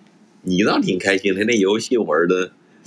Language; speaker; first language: Chinese; native; Chinese